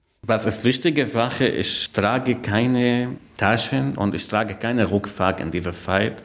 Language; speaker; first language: German; non-native, learner; Arabic